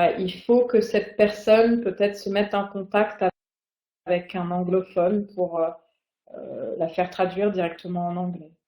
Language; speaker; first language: French; native; French